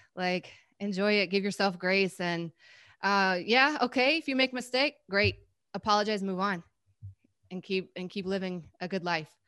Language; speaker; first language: English; native; English